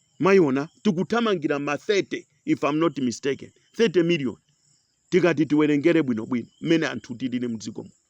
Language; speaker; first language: Nyanja; non-native, local second language; Tumbuka